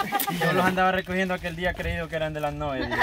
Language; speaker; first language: Spanish; native; Spanish